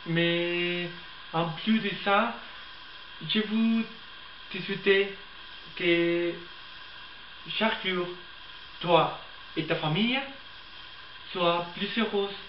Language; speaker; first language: French; non-native, learner; Spanish